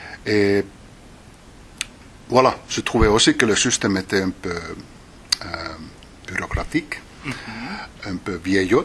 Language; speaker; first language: French; non-native, fluent; Finnish